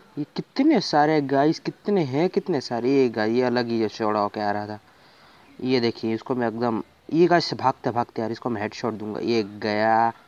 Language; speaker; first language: Hindi; native; Hindi